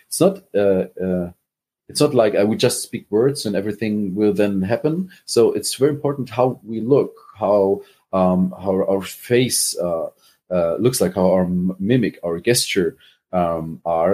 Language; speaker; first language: English; non-native, fluent; German